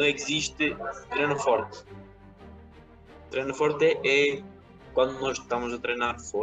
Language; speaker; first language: Portuguese; non-native, fluent; Georgian